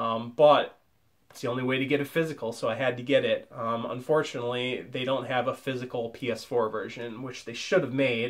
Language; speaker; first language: English; native; English